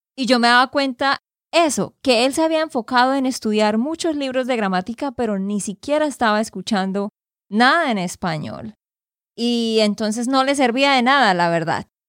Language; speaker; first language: Spanish; native; Spanish